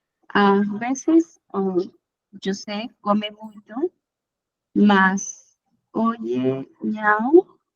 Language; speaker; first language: Portuguese; non-native, learner; Spanish